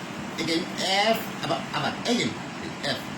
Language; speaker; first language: English; non-native, fluent; Bangla